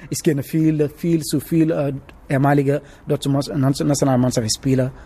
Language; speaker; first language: German; non-native, learner; Wolof